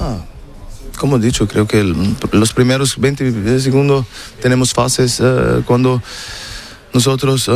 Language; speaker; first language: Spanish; non-native, learner; German